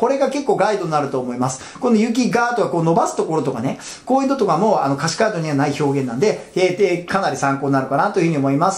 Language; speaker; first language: Japanese; native; Japanese